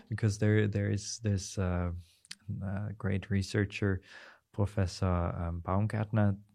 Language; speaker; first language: English; non-native, fluent; German